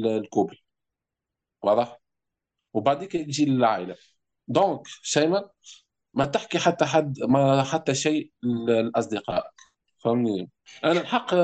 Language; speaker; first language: Arabic; native; Arabic